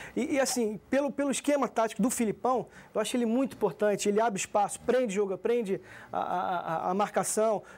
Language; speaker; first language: Portuguese; native; Portuguese